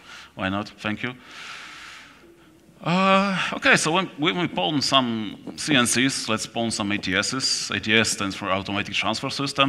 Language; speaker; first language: English; non-native, fluent; Polish